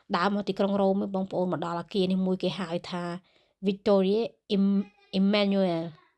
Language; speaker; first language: Khmer; native; Khmer